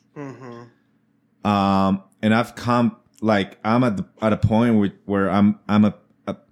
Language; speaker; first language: English; non-native, fluent; Spanish